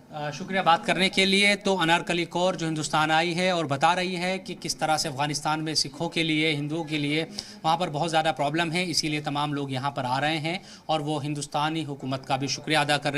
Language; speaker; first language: Hindi; native; Hindi